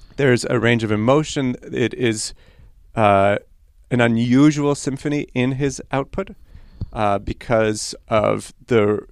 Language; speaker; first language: English; early bilingual, other home language; Polish